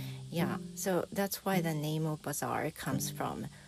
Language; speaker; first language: English; non-native, fluent; Japanese